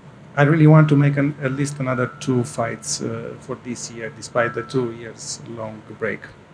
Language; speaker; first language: English; non-native, fluent; Romanian